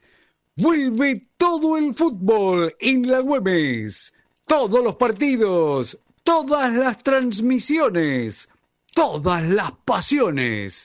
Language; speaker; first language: Spanish; native; Spanish